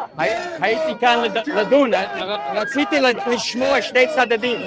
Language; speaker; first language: Hebrew; non-native, learner; English